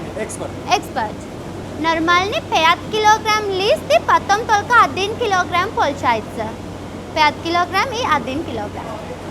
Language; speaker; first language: Russian; non-native, learner; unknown